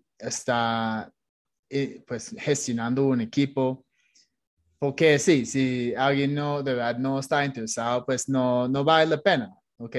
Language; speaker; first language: Spanish; non-native, fluent; English